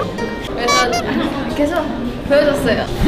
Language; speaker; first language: Korean; non-native, fluent; Chinese